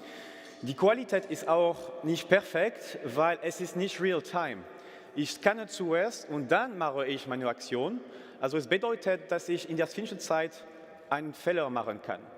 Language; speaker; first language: German; non-native, fluent; French